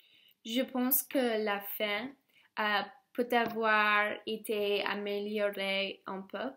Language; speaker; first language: French; non-native, learner; English